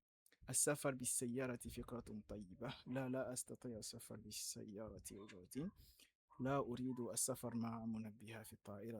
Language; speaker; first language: Arabic; non-native, fluent; French